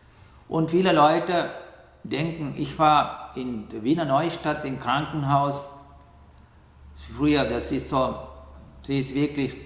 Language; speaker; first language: German; non-native, learner; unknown